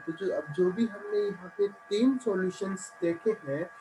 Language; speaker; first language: Hindi; native; Hindi